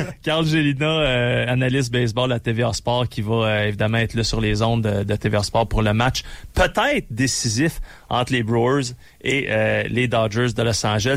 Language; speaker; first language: French; native; French